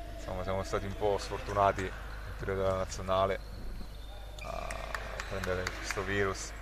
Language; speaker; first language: Italian; native; Italian